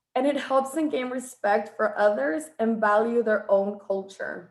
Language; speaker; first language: English; non-native, fluent; Spanish